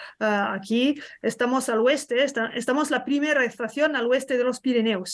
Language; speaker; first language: Spanish; non-native, learner; French